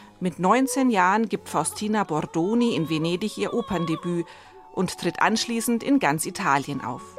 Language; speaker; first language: German; native; German